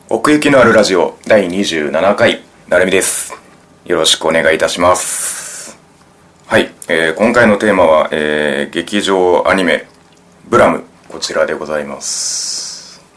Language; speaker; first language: Japanese; native; Japanese